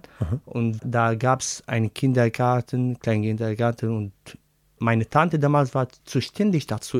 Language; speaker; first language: German; non-native, learner; Arabic